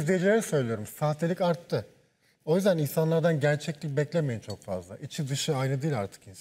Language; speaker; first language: Turkish; native; Turkish